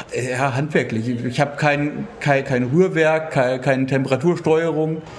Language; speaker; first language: German; native; German